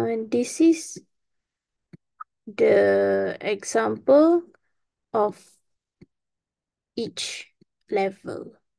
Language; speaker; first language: English; non-native, local second language; Malay